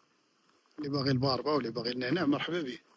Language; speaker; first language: Arabic; native; Arabic